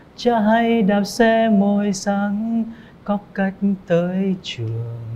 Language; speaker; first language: Vietnamese; native; Vietnamese